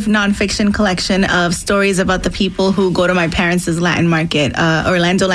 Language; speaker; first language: English; non-native, local second language; Spanish